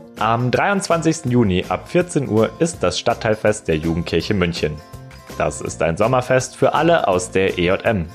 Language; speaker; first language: German; native; German